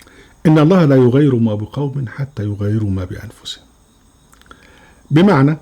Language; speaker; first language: Arabic; native; Arabic